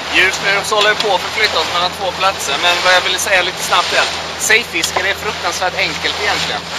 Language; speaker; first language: Swedish; early bilingual, other home language; Russian